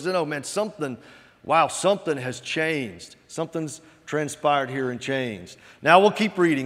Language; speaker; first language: English; native; English